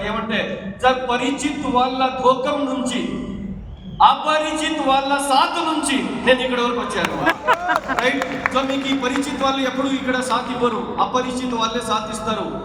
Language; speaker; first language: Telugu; non-native, local second language; Urdu